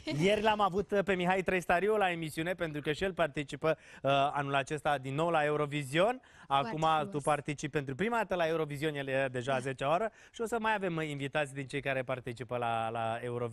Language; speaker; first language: Romanian; native; Romanian